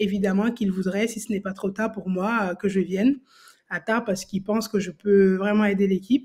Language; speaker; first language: French; native; French